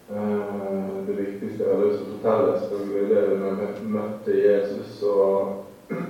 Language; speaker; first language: Norwegian; native; Norwegian